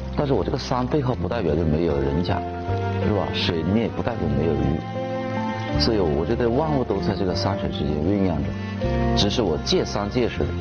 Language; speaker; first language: Chinese; native; Chinese